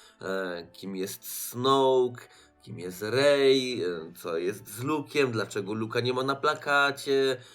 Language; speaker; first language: Polish; native; Polish